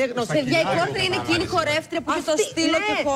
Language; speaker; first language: Greek; native; Greek